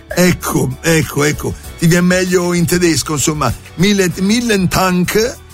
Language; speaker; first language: Italian; native; Italian